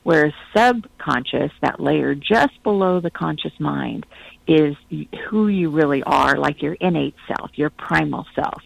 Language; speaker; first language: English; native; English